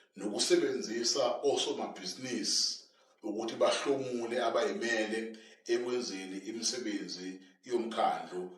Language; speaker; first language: Zulu; native; Zulu